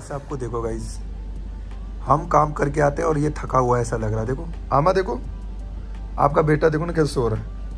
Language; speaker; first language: Hindi; non-native, local second language; Nepali